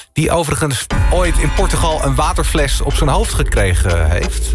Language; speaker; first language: Dutch; native; Dutch